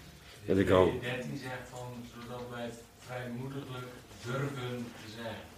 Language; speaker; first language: Dutch; native; Dutch